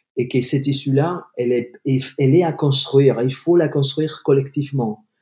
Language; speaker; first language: French; non-native, fluent; Spanish